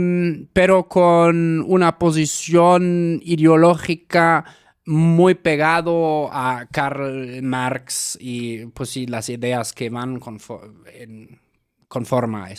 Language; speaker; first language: Spanish; native; Spanish